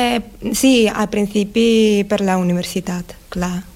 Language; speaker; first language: Catalan; non-native, learner; Russian